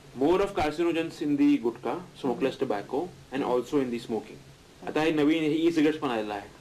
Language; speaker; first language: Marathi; non-native, local second language; Hindi